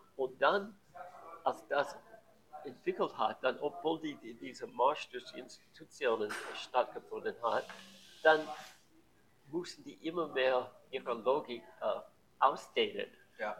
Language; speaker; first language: German; non-native, learner; English